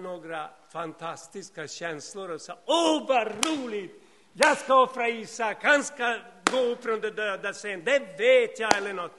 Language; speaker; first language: Swedish; non-native, fluent; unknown